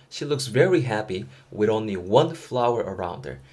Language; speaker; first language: English; non-native, fluent; Korean